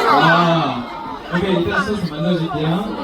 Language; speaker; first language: Korean; non-native, fluent; Chinese